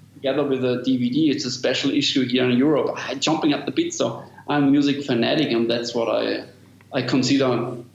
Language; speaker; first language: English; non-native, fluent; German